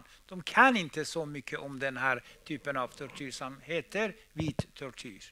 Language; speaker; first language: Swedish; non-native, fluent; Persian